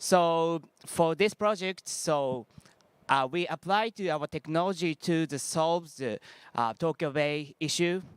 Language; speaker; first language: English; non-native, learner; Japanese